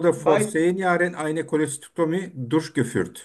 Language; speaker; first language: German; non-native, learner; Turkish